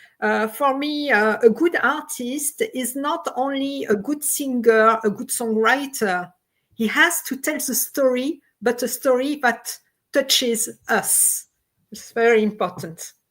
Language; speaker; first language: English; non-native, fluent; French